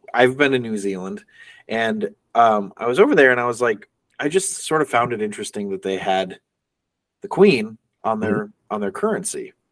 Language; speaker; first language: English; native; English